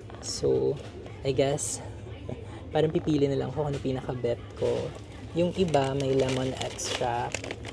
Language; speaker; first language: Filipino; native; Filipino